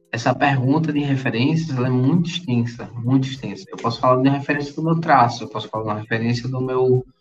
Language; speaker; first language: Portuguese; native; Portuguese